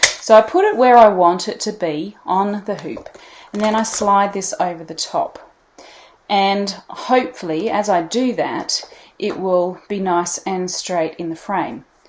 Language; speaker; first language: English; native; English